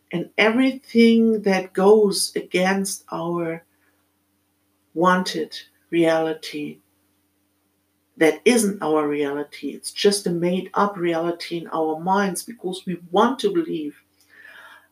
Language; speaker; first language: English; non-native, fluent; German